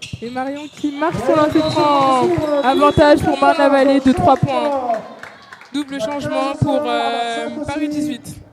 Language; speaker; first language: French; native; French